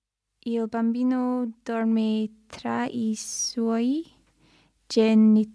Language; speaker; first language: Italian; non-native, learner; English